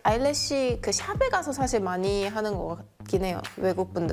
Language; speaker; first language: Korean; native; Korean